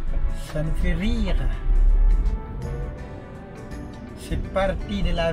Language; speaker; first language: French; non-native, fluent; Indonesian